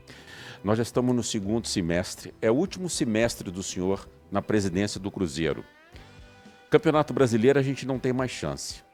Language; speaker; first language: Portuguese; native; Portuguese